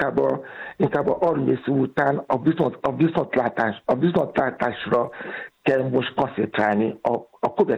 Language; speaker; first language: Hungarian; non-native, fluent; Yoruba